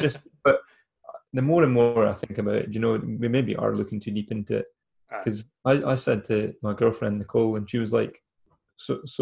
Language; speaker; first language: English; native; English